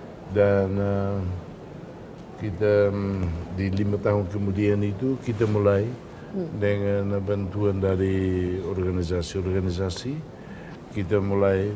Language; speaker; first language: Indonesian; non-native, fluent; Tetum